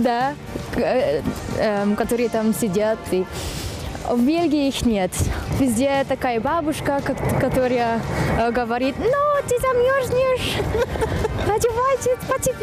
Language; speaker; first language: Russian; non-native, learner; Dutch